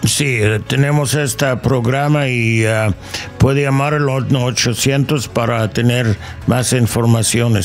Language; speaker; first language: Spanish; non-native, learner; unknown